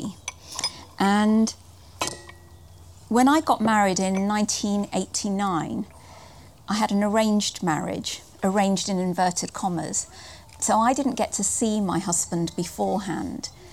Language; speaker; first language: English; native; English